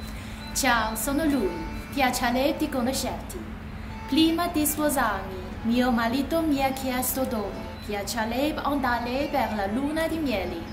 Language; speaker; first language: Italian; non-native, learner; Chinese